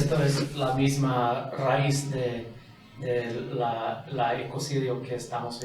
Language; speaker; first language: Spanish; non-native, fluent; English